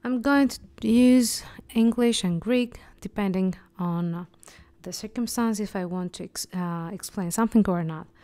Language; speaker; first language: English; non-native, fluent; Greek